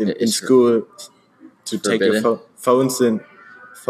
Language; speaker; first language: English; non-native, fluent; German